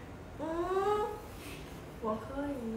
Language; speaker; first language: Chinese; non-native, learner; Vietnamese